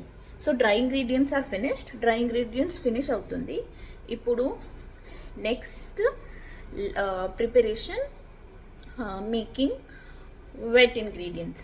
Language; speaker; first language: Telugu; non-native, learner; Marathi